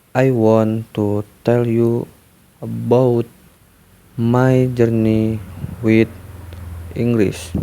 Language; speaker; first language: English; non-native, learner; Indonesian